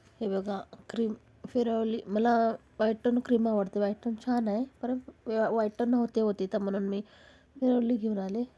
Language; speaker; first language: Marathi; non-native, local second language; Hindi